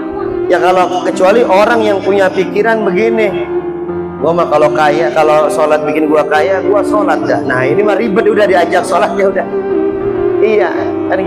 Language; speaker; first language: Indonesian; native; Indonesian